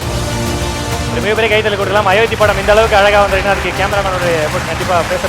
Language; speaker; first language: Tamil; native; Tamil